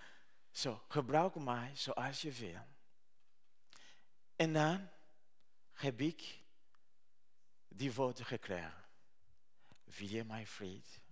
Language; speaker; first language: Dutch; non-native, learner; Rundi